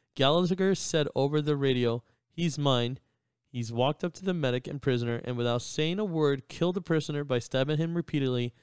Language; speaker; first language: English; native; English